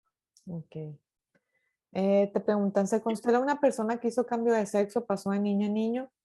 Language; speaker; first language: Spanish; native; Spanish